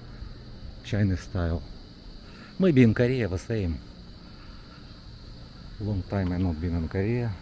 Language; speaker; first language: English; non-native, learner; Russian